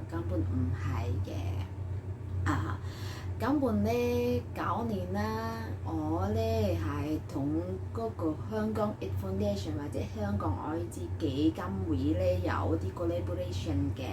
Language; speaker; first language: Cantonese; non-native, learner; Indonesian